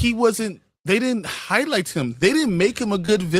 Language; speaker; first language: English; native; English